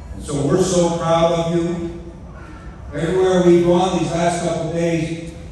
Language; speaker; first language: English; native; English